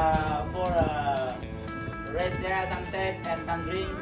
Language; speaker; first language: English; non-native, learner; Khmer